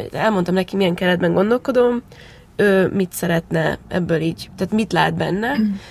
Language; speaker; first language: Hungarian; early bilingual, heritage; Hungarian